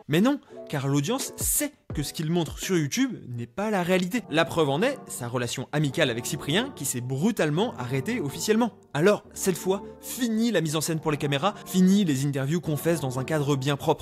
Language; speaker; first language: French; native; French